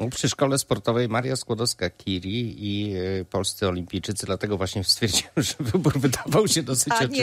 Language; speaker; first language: Polish; native; Polish